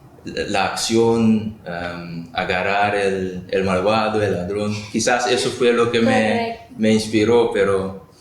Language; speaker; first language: Spanish; non-native, local second language; Papiamento